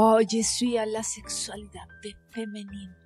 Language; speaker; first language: French; non-native, learner; Spanish